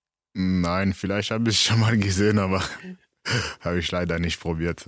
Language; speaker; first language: German; early bilingual, other home language; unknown